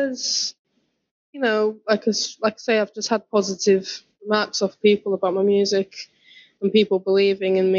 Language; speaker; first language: English; native; English